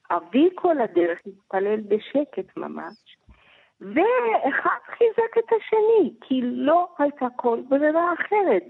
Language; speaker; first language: Hebrew; early bilingual, other home language; Persian